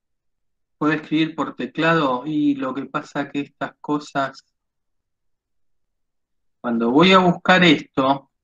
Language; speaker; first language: Spanish; native; Spanish